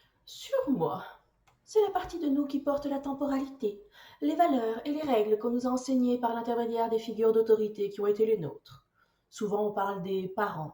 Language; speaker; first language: French; native; French